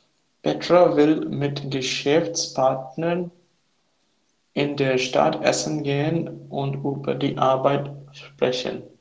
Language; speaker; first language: German; non-native, learner; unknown